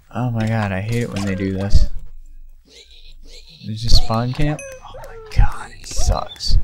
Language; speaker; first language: English; native; English